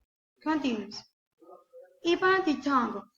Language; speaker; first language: English; non-native, learner; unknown